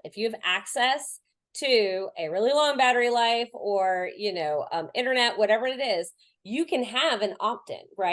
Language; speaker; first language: English; native; English